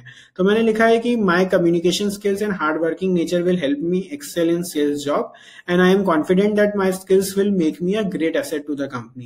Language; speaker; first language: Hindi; native; Hindi